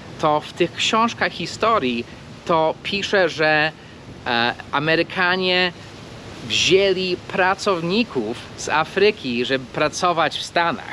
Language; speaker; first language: Polish; non-native, fluent; English